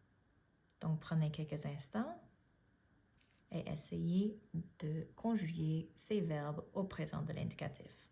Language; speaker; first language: French; non-native, fluent; English